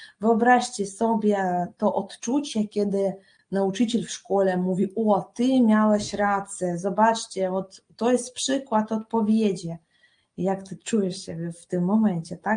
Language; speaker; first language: Polish; non-native, fluent; Russian